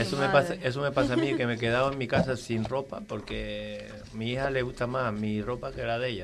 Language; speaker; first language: Spanish; native; Spanish